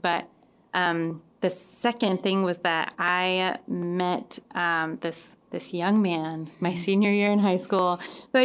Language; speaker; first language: English; native; English